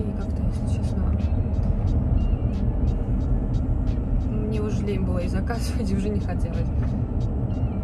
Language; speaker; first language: Russian; native; Russian